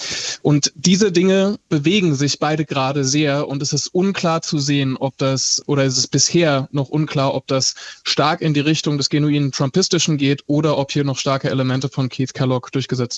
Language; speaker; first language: German; native; German